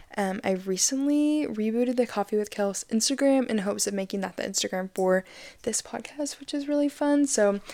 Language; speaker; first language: English; native; English